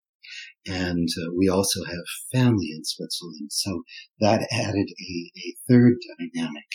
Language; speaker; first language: English; non-native, fluent; German